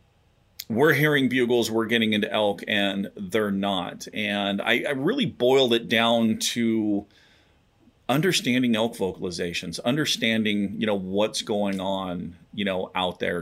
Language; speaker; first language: English; native; English